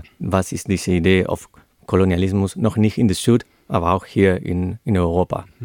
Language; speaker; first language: German; non-native, learner; Spanish